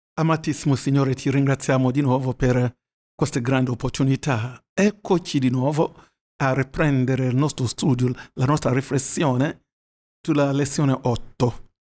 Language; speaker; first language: Italian; non-native, fluent; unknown